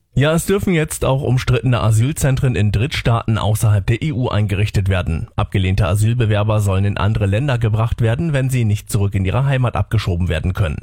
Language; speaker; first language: German; native; German